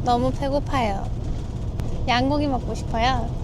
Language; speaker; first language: Korean; non-native, fluent; Turkish